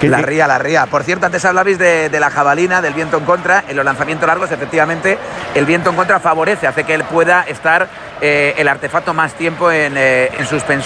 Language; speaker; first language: Spanish; native; Spanish